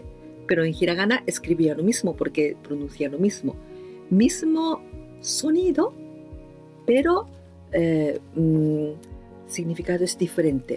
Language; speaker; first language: Spanish; non-native, fluent; Japanese